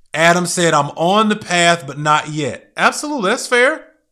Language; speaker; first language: English; native; English